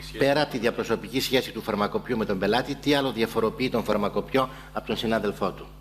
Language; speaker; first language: Greek; native; Greek